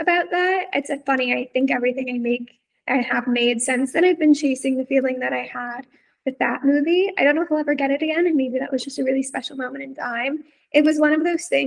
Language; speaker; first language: English; native; English